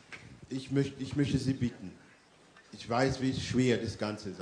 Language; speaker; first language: German; non-native, fluent; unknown